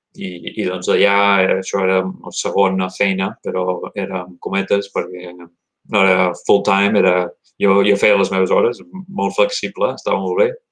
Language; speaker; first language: Catalan; early bilingual, heritage; Catalan